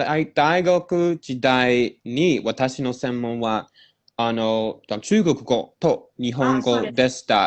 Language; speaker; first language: Japanese; non-native, learner; English